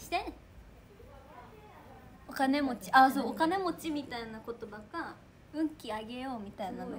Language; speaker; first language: Japanese; native; Japanese